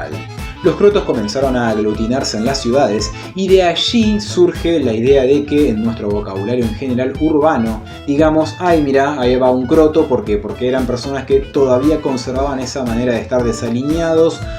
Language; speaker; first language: Spanish; native; Spanish